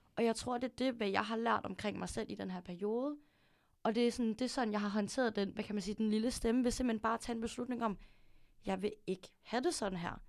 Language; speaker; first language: Danish; early bilingual, other home language; Filipino